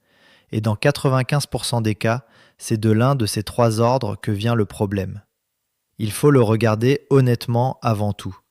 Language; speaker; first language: French; native; French